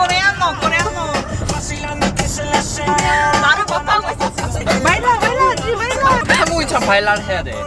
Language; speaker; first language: Korean; early bilingual, heritage; Korean